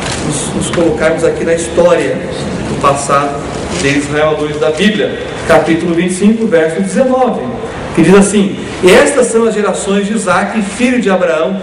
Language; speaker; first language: Portuguese; native; Portuguese